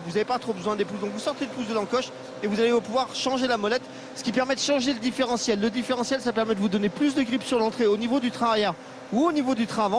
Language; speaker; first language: French; native; French